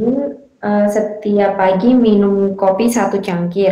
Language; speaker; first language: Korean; non-native, learner; Indonesian